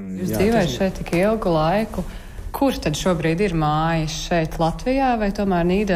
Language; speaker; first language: Latvian; native; Latvian